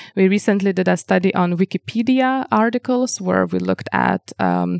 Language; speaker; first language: English; non-native, fluent; Lithuanian